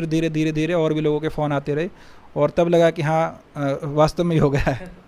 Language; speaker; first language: Hindi; native; Hindi